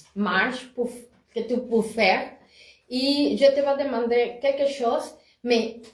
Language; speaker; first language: French; non-native, learner; Spanish